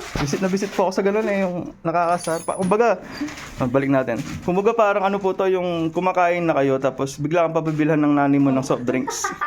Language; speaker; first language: Filipino; native; Filipino